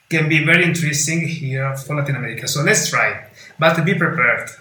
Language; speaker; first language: English; non-native, fluent; Italian